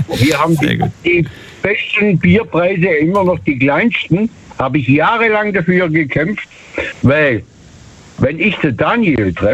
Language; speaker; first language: German; native; German